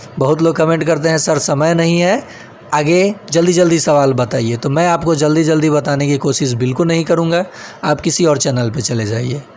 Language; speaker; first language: Hindi; native; Hindi